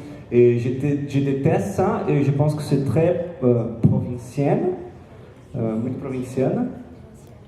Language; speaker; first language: French; non-native, learner; Portuguese